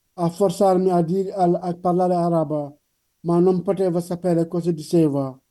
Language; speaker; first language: Italian; non-native, learner; Wolof